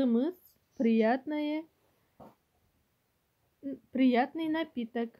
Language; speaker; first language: Russian; non-native, local second language; Kyrgyz